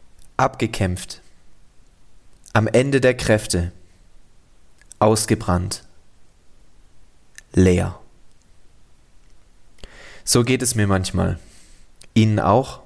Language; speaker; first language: German; native; German